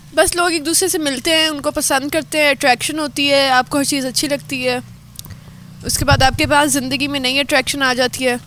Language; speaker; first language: Urdu; native; Urdu